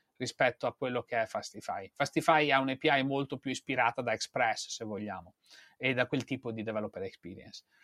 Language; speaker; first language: Italian; native; Italian